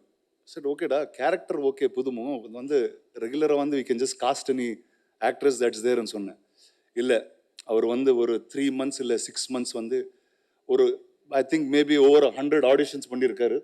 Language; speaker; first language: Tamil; non-native, local second language; Telugu